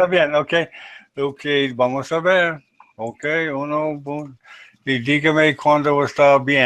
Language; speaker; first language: Spanish; non-native, learner; English